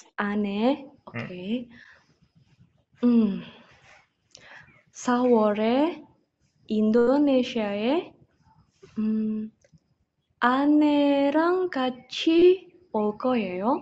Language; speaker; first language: Korean; non-native, learner; Indonesian